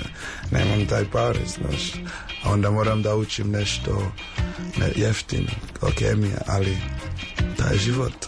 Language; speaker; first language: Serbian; non-native, learner; English